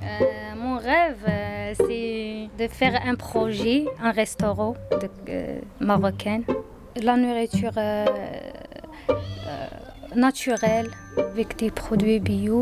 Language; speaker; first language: French; non-native, learner; Berber languages